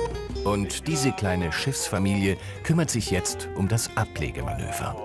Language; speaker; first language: German; native; German